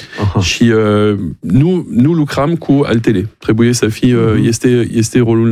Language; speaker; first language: Romanian; non-native, fluent; French